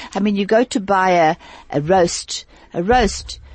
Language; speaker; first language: Yiddish; early bilingual, heritage; Yiddish